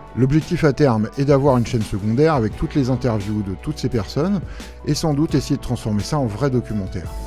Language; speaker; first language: French; native; French